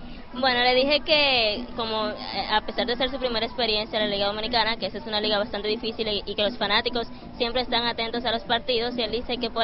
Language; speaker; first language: Spanish; native; Spanish